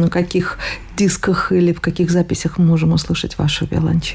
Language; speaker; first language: Russian; native; Russian